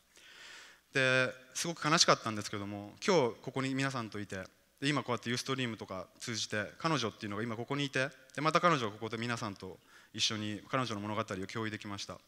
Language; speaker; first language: Japanese; native; Japanese